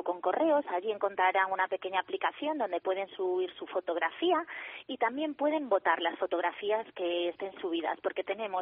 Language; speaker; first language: Spanish; native; Spanish